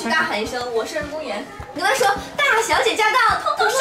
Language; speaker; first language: Chinese; native; Chinese